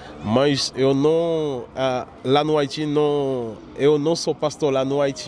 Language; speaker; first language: Portuguese; non-native, learner; Haitian Creole